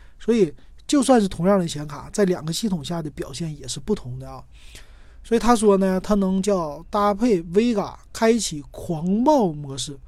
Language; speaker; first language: Chinese; native; Chinese